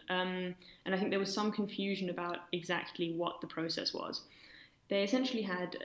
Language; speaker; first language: English; native; English